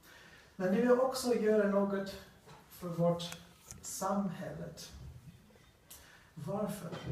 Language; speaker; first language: Swedish; non-native, learner; English